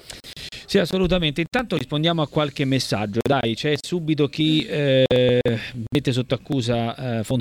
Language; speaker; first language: Italian; native; Italian